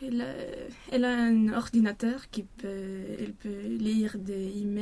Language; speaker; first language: French; non-native, learner; Swedish